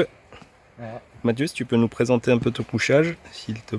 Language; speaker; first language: French; native; French